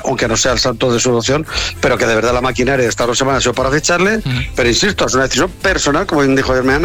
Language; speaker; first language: Spanish; native; Spanish